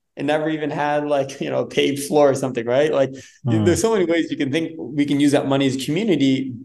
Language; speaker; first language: English; native; English